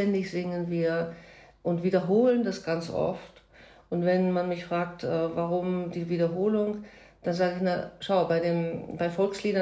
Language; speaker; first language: German; native; German